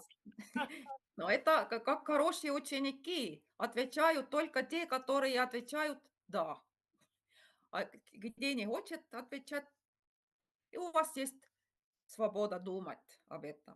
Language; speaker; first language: Russian; non-native, fluent; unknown